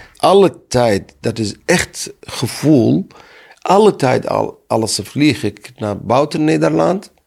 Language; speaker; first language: Dutch; non-native, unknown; Arabic